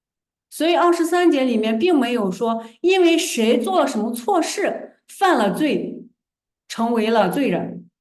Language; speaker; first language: Chinese; native; Chinese